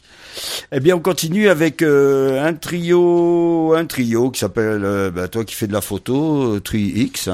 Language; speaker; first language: French; native; French